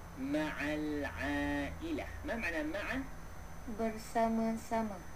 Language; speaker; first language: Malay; native; Malay